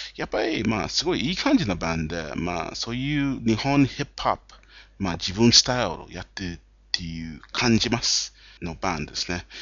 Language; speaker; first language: Japanese; non-native, fluent; English